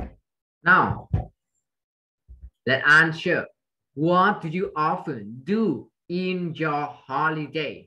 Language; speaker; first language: English; non-native, fluent; Vietnamese